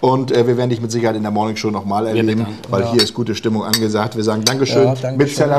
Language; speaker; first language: German; native; German